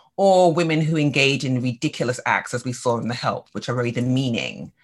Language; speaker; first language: English; native; English